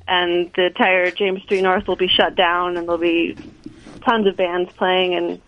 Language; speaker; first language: English; native; English